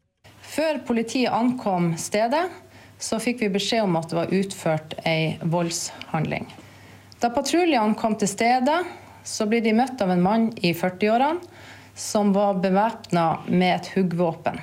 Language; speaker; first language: Norwegian; native; Norwegian